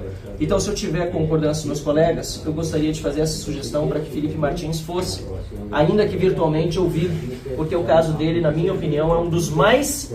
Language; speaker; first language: Portuguese; native; Portuguese